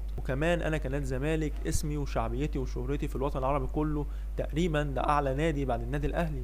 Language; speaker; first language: Arabic; native; Arabic